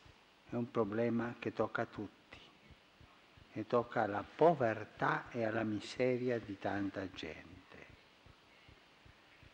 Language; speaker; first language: Italian; non-native, fluent; Spanish